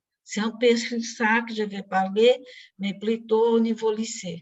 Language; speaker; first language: French; non-native, fluent; Portuguese